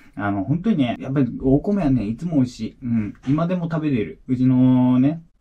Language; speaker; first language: Japanese; native; Japanese